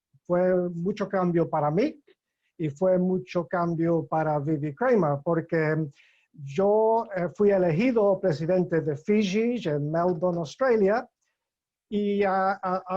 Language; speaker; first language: Spanish; non-native, fluent; English